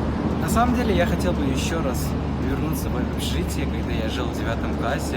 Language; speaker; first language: Russian; native; Russian